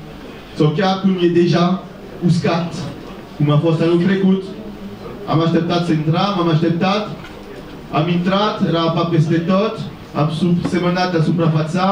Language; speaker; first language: Romanian; non-native, fluent; French